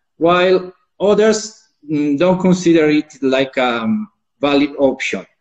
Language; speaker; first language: English; non-native, fluent; Italian